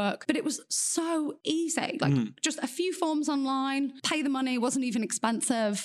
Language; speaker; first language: English; native; English